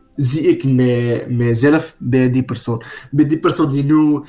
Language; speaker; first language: Dutch; non-native, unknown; Arabic